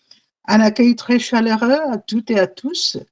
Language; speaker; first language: French; non-native, fluent; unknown